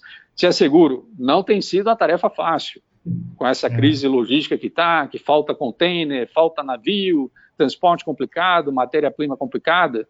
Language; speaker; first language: Portuguese; native; Portuguese